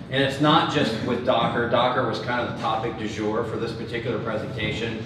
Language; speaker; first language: English; native; English